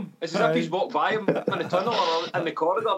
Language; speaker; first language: English; native; English